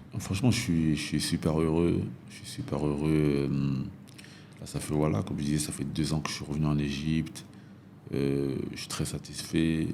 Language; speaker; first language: French; native; French